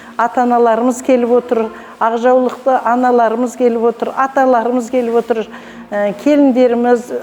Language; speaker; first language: Kazakh; native; Kazakh